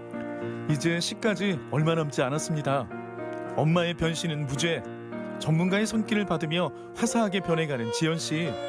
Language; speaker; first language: Korean; native; Korean